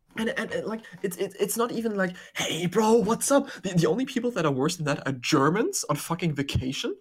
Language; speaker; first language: English; non-native, fluent; German